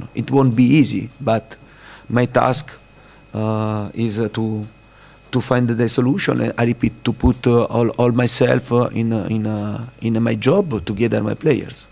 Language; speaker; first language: English; non-native, fluent; Italian